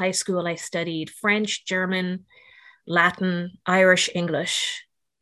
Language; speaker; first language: English; native; English